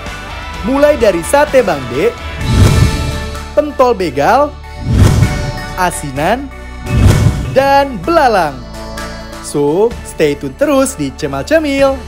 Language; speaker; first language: Indonesian; non-native, fluent; English